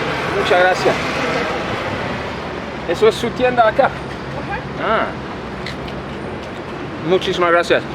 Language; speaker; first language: Spanish; non-native, learner; English